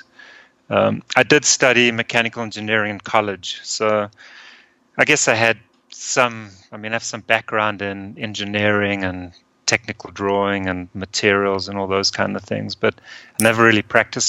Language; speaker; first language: English; early bilingual, other home language; German